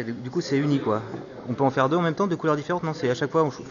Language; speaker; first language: French; native; French